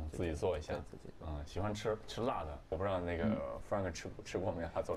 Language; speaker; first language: Chinese; native; Chinese